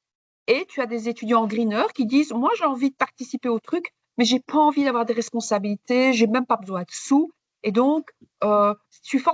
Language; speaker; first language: French; native; French